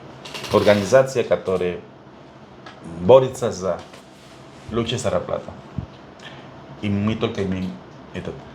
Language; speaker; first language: Russian; non-native, fluent; Spanish